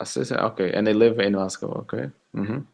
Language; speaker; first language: English; non-native, fluent; Russian